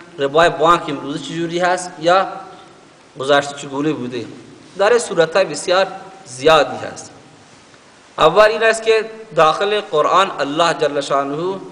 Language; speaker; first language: Persian; native; Persian